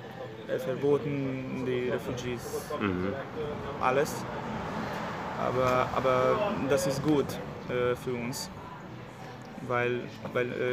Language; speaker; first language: German; non-native, learner; Hungarian